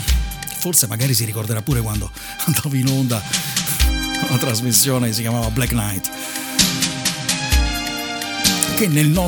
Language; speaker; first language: Italian; native; Italian